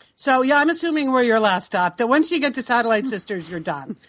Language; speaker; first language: English; native; English